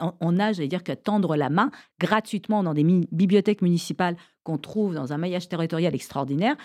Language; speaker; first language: French; early bilingual, other home language; Persian